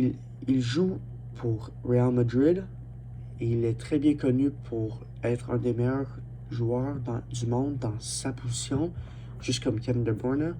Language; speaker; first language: French; non-native, learner; English